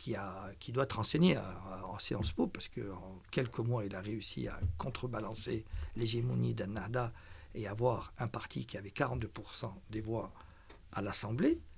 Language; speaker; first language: French; non-native, local second language; Arabic